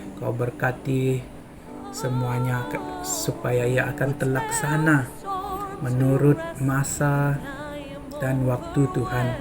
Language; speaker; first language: Malay; non-native, local second language; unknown